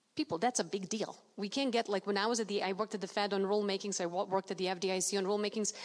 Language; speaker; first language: English; non-native, fluent; Serbian